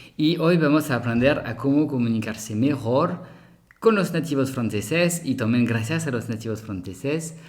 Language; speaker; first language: Spanish; non-native, fluent; French